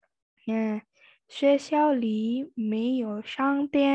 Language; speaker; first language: Chinese; non-native, fluent; Indonesian